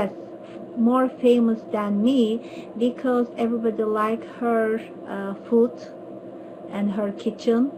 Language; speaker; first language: English; non-native, learner; Turkish